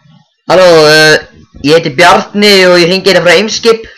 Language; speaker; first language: Icelandic; native; Icelandic